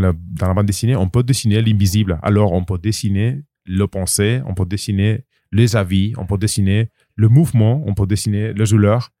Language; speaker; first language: French; non-native, learner; Spanish